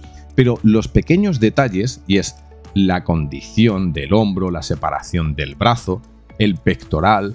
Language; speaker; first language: Spanish; native; Spanish